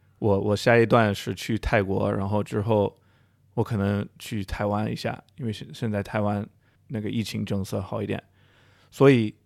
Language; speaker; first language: Chinese; native; Chinese